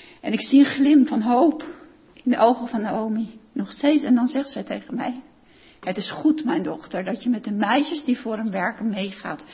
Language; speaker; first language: Dutch; native; Dutch